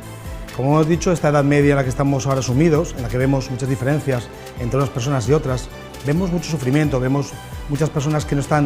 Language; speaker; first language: Spanish; native; Spanish